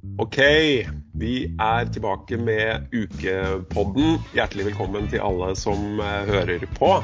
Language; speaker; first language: Norwegian; native; Norwegian